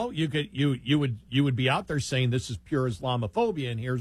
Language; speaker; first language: English; native; English